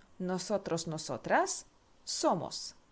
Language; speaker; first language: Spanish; non-native, fluent; Polish